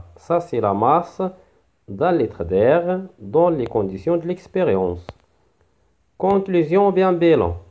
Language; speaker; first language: French; non-native, local second language; Arabic